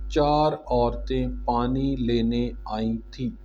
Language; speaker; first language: Urdu; non-native, local second language; Punjabi